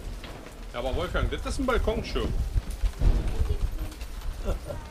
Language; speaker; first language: German; native; German